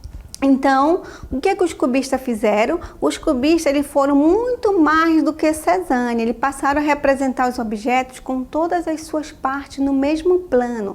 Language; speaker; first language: Portuguese; native; Portuguese